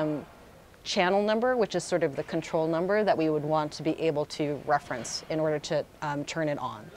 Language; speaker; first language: English; native; English